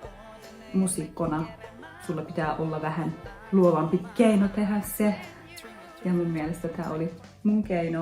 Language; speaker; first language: Finnish; non-native, fluent; Turkish